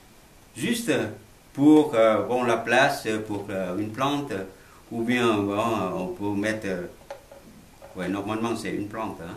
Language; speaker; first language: French; non-native, learner; Vietnamese